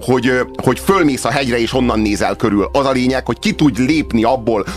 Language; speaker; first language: Hungarian; native; Hungarian